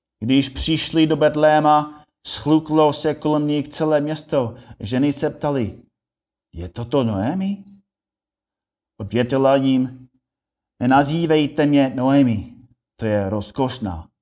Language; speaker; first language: Czech; non-native, fluent; English